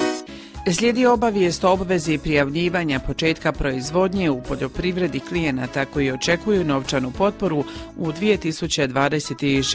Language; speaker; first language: Bosnian; native; Bosnian